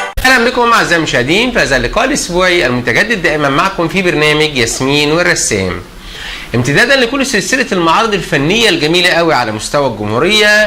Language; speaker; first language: Arabic; native; Arabic